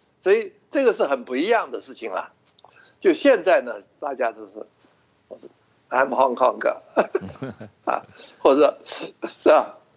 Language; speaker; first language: Chinese; non-native, local second language; Cantonese